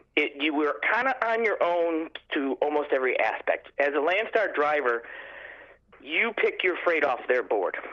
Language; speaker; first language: English; native; English